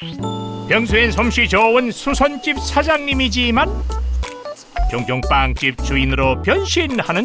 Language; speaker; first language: Korean; native; Korean